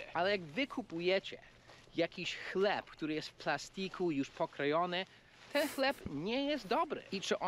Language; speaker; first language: Polish; non-native, fluent; English